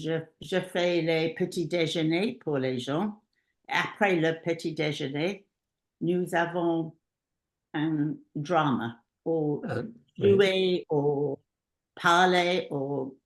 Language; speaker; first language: French; non-native, learner; English